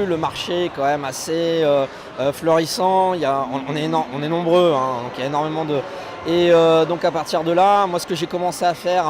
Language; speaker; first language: French; native; French